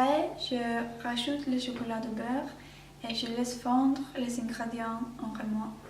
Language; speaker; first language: French; non-native, learner; Swedish